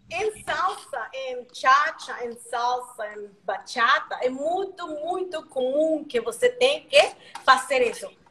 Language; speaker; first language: Portuguese; non-native, learner; Spanish